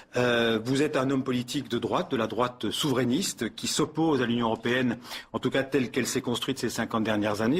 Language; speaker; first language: French; native; French